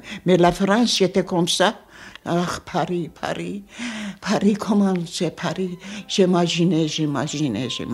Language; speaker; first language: French; non-native, fluent; Armenian